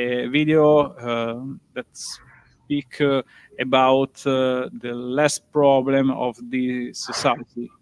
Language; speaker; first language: English; non-native, learner; Italian